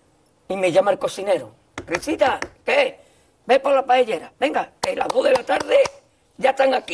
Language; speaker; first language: Spanish; native; Spanish